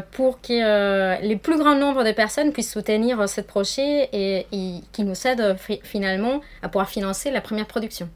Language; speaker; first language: French; non-native, fluent; Spanish